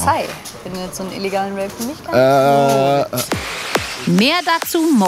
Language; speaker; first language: German; native; German